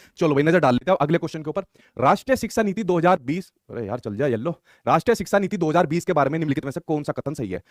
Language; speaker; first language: Hindi; native; Hindi